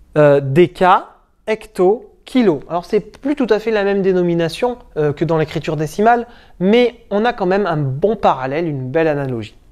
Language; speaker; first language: French; native; French